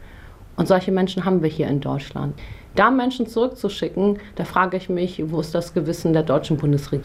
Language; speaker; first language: German; early bilingual, other home language; Persian